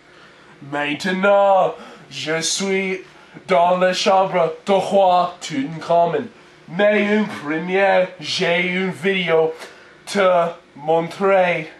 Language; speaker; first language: French; non-native, learner; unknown